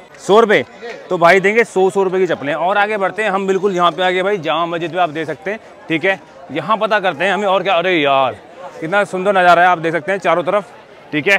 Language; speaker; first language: Hindi; native; Hindi